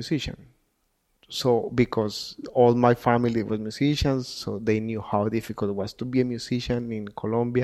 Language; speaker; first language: English; non-native, fluent; Spanish